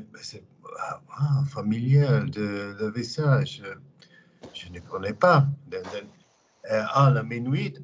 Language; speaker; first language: French; non-native, learner; English